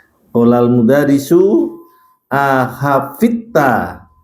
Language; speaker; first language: Arabic; non-native, fluent; Indonesian